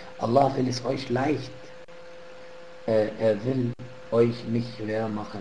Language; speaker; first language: German; non-native, fluent; Arabic